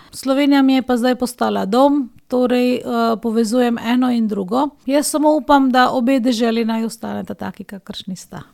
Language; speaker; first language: Slovenian; non-native, fluent; Hindi